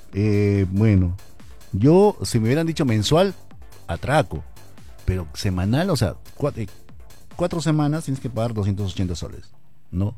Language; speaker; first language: Spanish; native; Spanish